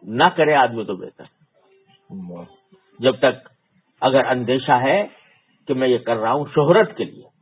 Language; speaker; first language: Urdu; native; Urdu